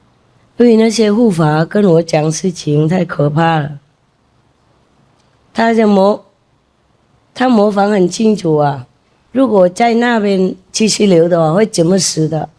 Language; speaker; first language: Chinese; non-native, fluent; Vietnamese